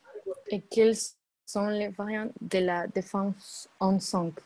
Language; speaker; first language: French; non-native, learner; Spanish